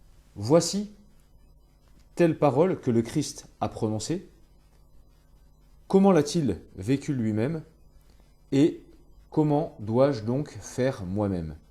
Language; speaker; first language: French; native; French